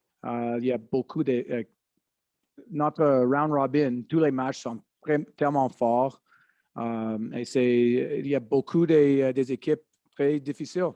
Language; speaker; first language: French; non-native, learner; English